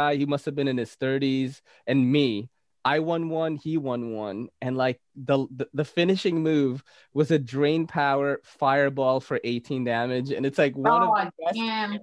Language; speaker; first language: English; native; English